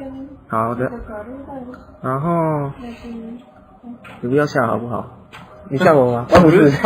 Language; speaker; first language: Chinese; non-native, fluent; Indonesian